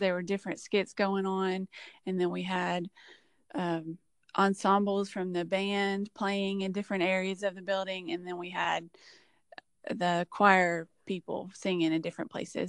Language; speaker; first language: English; native; English